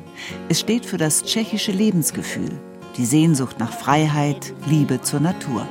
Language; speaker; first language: German; native; German